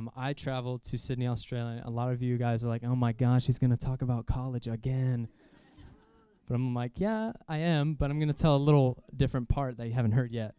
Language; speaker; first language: English; native; English